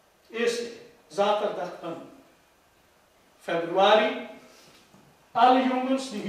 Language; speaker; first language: Dutch; non-native, fluent; Urdu